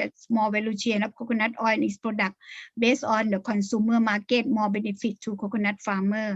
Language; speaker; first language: English; non-native, learner; Thai